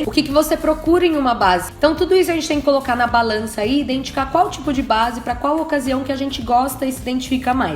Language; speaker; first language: Portuguese; native; Portuguese